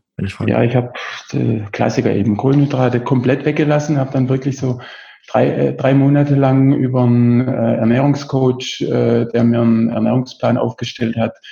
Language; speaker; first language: German; native; German